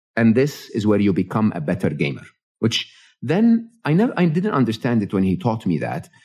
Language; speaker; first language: English; non-native, fluent; Arabic